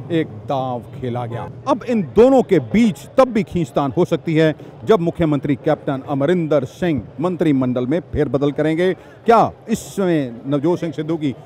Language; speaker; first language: Hindi; non-native, local second language; Punjabi